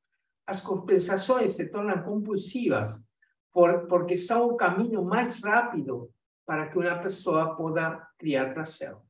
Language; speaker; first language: Portuguese; non-native, fluent; Spanish